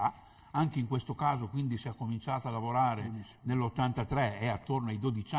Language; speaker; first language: Italian; native; Italian